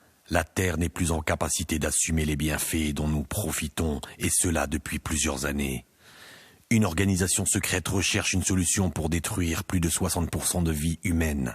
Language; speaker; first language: French; native; French